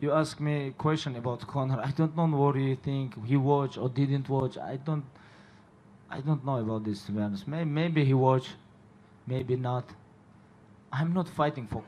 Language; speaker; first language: English; non-native, fluent; Russian